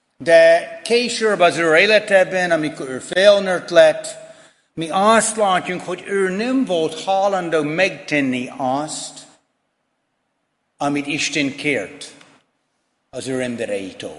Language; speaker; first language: Hungarian; non-native, fluent; English